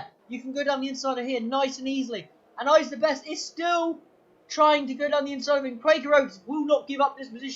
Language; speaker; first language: English; native; English